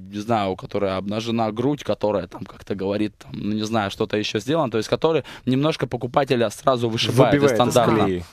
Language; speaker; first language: Russian; native; Russian